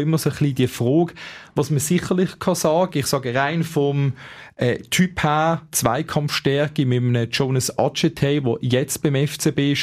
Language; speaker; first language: German; native; German